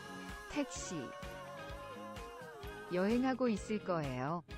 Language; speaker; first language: Korean; non-native, learner; English